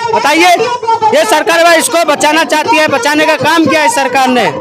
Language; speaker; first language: Hindi; native; Hindi